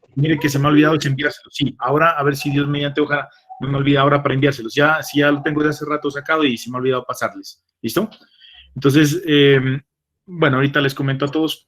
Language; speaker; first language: Spanish; native; Spanish